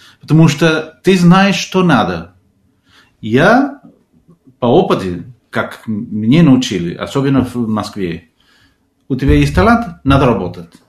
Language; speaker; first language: Russian; non-native, fluent; Spanish